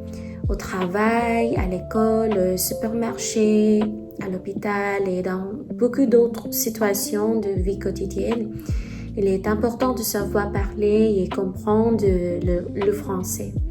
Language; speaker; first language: French; non-native, learner; Filipino